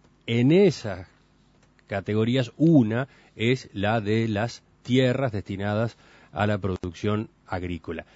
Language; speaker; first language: Spanish; native; Spanish